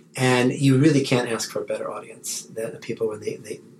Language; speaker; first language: English; native; English